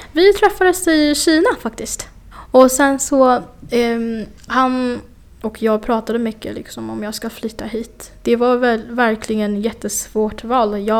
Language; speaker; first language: Swedish; non-native, fluent; Chinese